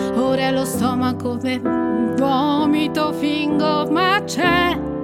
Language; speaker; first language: Italian; native; Italian